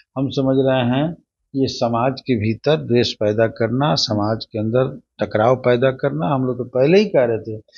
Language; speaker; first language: Hindi; native; Hindi